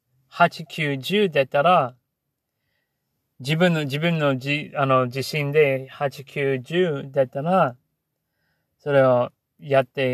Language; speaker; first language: Japanese; non-native, learner; English